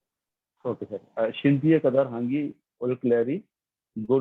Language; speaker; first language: Turkish; non-native, learner; Urdu